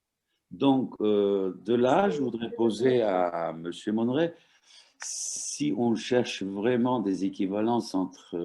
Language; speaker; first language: French; non-native, fluent; Turkish